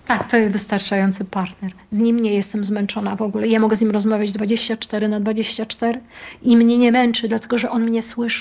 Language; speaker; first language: Polish; native; Polish